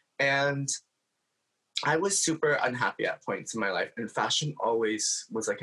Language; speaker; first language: English; native; English